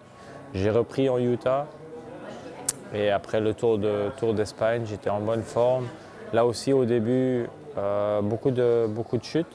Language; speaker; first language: French; non-native, local second language; Luxembourgish